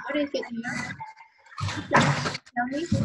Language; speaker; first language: English; non-native, learner; Vietnamese